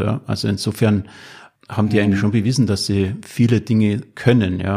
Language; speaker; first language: German; native; German